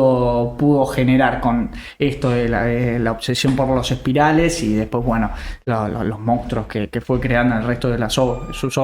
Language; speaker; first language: Spanish; native; Spanish